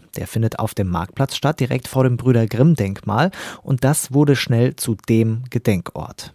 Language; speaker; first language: German; native; German